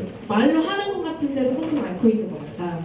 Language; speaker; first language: Korean; non-native, fluent; Thai